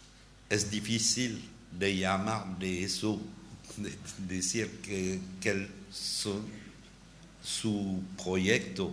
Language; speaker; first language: Spanish; non-native, learner; French